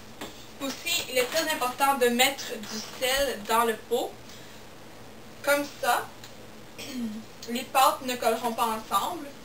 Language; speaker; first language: French; non-native, local second language; English